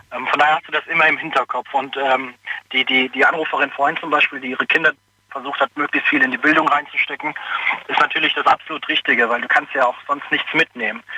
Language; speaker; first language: German; early bilingual, other home language; Persian